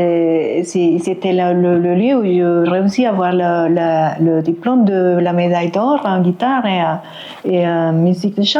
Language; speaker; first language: French; non-native, fluent; Spanish